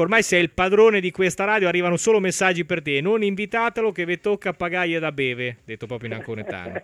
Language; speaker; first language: Italian; native; Italian